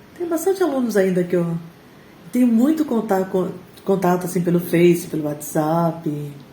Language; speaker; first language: Portuguese; native; Portuguese